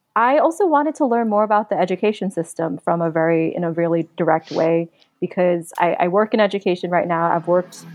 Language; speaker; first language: English; native; English